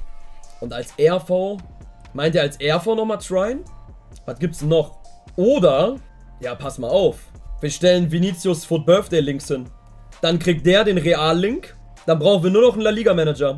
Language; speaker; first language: German; native; German